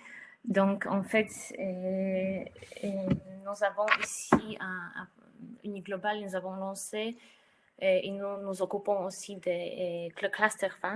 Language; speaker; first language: French; non-native, fluent; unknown